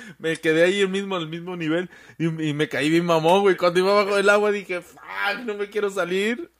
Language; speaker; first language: Spanish; early bilingual, heritage; Spanish